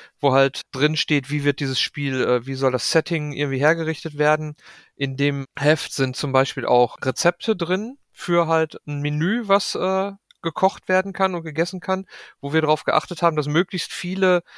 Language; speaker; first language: German; native; German